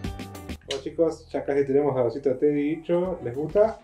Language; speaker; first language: Spanish; native; Spanish